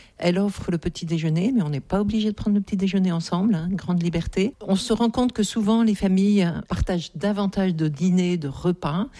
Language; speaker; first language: French; native; French